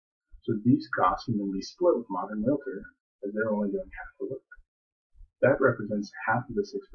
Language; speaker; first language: English; native; English